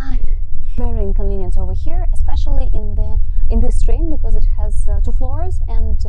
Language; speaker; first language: English; non-native, fluent; Russian